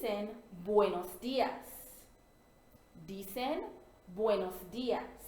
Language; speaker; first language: Spanish; non-native, fluent; English